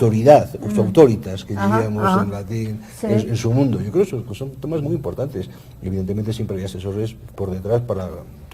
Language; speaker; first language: Spanish; native; Spanish